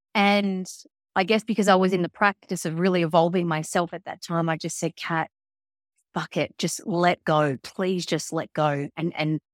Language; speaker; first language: English; early bilingual, other home language; Filipino